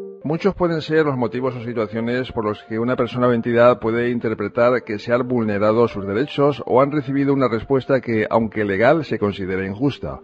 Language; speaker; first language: Spanish; native; Spanish